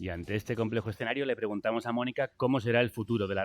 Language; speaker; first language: Spanish; native; Spanish